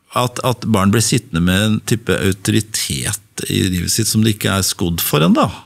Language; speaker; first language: Norwegian; native; Norwegian